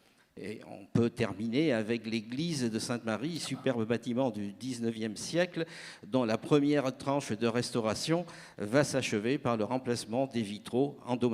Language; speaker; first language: French; native; French